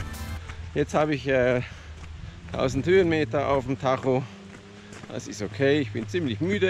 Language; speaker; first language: German; native; German